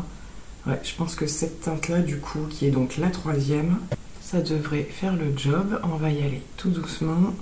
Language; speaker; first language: French; native; French